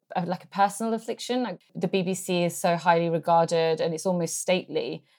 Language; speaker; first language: English; native; English